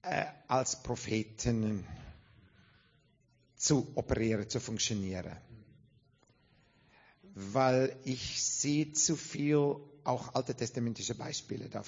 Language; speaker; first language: German; non-native, fluent; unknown